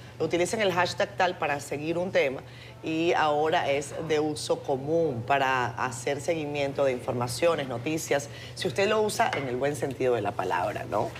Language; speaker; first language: Spanish; native; Spanish